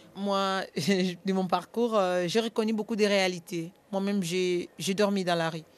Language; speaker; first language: French; non-native, local second language; Lingala